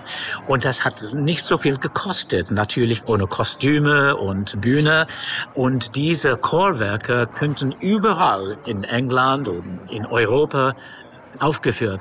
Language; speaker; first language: German; non-native, fluent; English